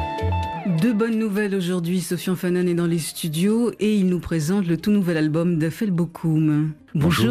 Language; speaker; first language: French; native; French